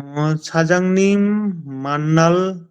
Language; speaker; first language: Korean; non-native, learner; Bangla